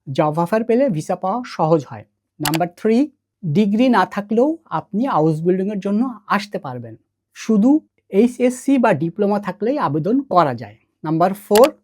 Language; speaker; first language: Bangla; native; Bangla